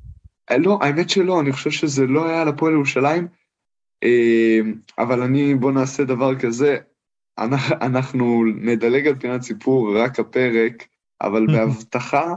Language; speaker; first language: Hebrew; native; Hebrew